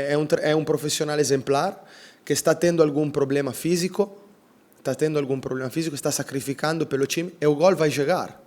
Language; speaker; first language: Portuguese; non-native, fluent; Italian